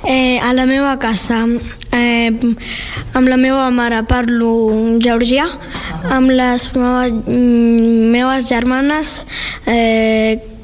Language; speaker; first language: Catalan; early bilingual, other home language; Georgian